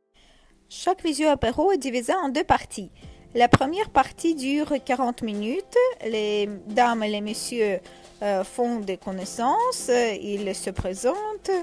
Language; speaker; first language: French; non-native, fluent; Russian